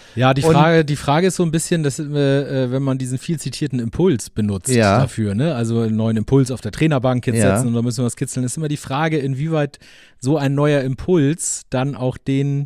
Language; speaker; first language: German; native; German